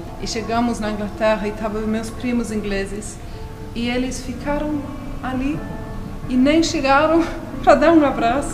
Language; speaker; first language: Portuguese; early bilingual, heritage; Portuguese